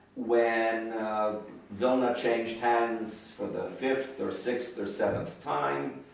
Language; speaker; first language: English; native; English